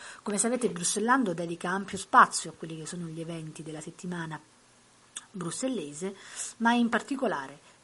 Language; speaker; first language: Italian; native; Italian